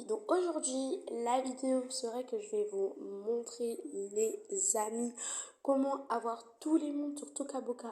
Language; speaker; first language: French; native; French